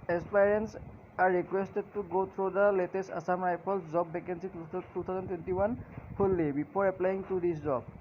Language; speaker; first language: English; non-native, local second language; Assamese